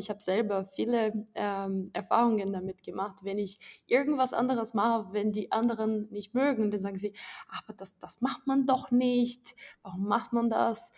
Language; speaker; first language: German; non-native, fluent; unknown